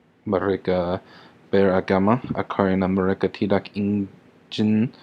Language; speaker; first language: Indonesian; non-native, learner; English